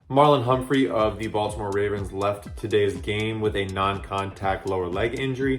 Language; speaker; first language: English; native; English